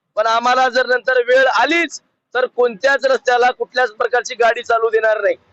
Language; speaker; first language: Marathi; non-native, local second language; Lambadi